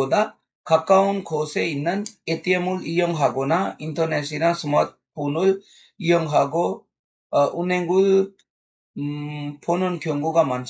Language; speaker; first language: Korean; non-native, learner; Urdu